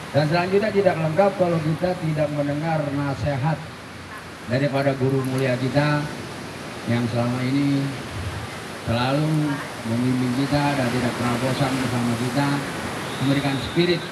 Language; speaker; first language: Indonesian; native; Indonesian